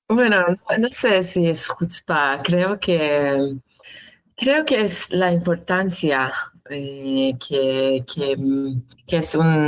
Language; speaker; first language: Spanish; non-native, learner; Hebrew